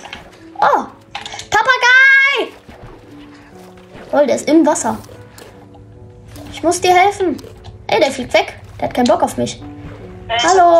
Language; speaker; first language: German; native; German